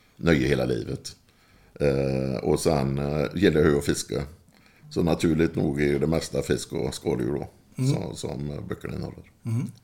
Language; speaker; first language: Swedish; native; Swedish